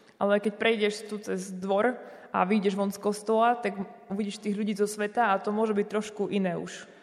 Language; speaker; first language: Slovak; native; Slovak